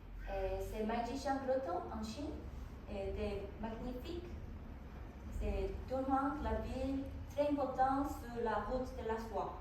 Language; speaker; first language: French; non-native, learner; Korean